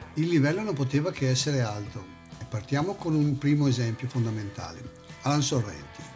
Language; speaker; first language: Italian; native; Italian